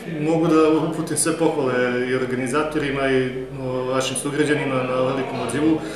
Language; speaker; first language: Serbian; native; Serbian